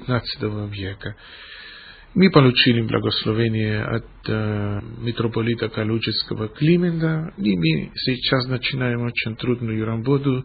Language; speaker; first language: Russian; non-native, fluent; Greek